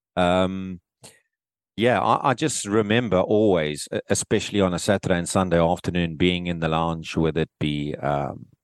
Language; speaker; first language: English; native; English